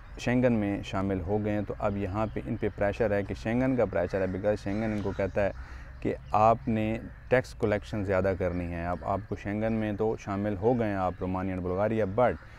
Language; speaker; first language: Urdu; non-native, local second language; Punjabi